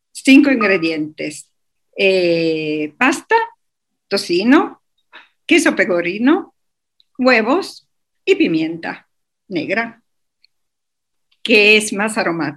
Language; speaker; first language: Spanish; native; Spanish